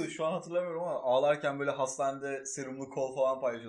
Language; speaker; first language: Turkish; native; Turkish